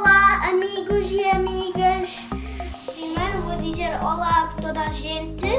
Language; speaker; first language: Portuguese; early bilingual, other home language; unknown